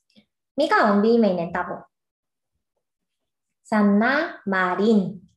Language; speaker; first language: Finnish; non-native, fluent; Korean